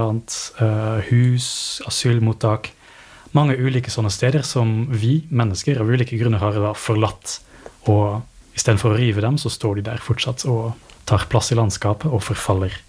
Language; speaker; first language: Norwegian; native; Norwegian